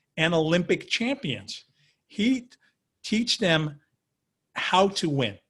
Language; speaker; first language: English; native; English